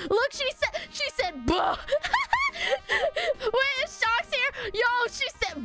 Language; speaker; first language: English; native; English